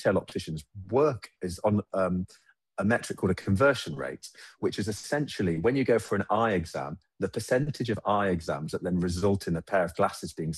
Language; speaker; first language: English; native; English